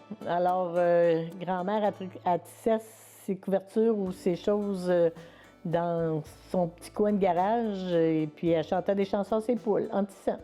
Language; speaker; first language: French; native; French